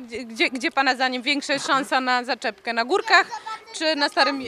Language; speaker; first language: Polish; native; Polish